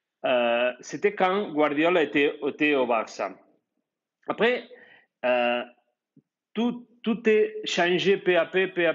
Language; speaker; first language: French; non-native, fluent; Spanish